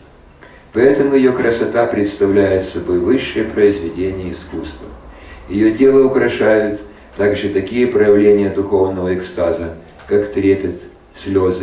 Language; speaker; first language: Russian; native; Russian